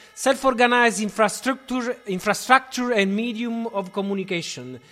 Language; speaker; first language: English; non-native, fluent; Italian